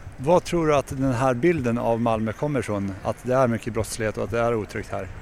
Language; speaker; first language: Swedish; native; Swedish